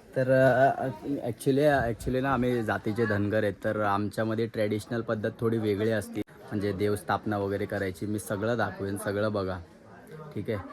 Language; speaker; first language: Marathi; native; Marathi